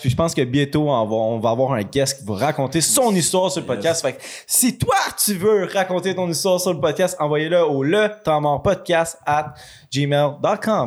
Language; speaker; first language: French; native; French